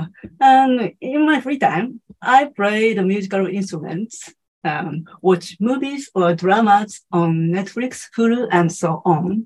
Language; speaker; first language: English; non-native, learner; Japanese